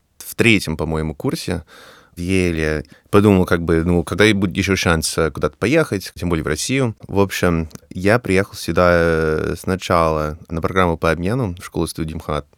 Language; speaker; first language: Russian; non-native, fluent; English